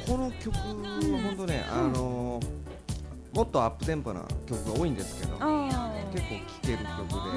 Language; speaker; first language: Japanese; native; Japanese